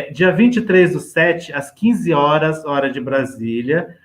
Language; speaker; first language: Portuguese; native; Portuguese